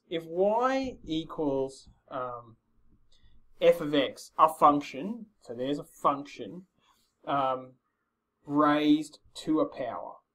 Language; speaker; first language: English; native; English